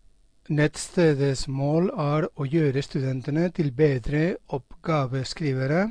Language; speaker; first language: Norwegian; non-native, fluent; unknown